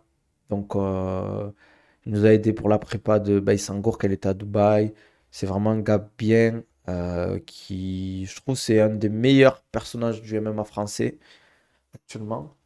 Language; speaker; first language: French; native; French